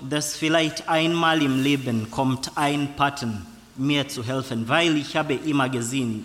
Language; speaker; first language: German; non-native, learner; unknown